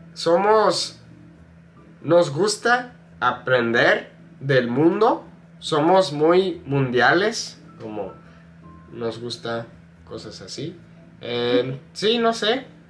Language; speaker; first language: Spanish; non-native, fluent; English